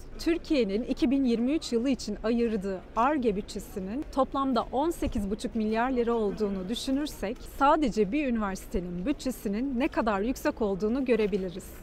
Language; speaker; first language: Turkish; native; Turkish